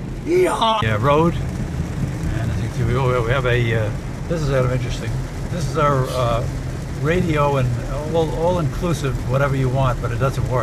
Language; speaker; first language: English; native; English